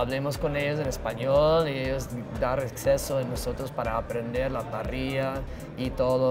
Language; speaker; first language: Spanish; non-native, fluent; English